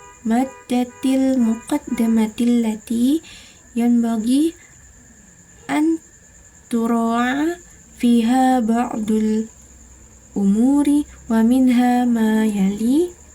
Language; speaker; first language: Arabic; non-native, learner; Indonesian